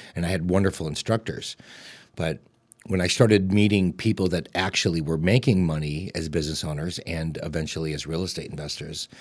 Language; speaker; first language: English; native; English